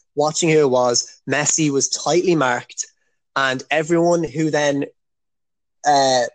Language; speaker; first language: English; native; English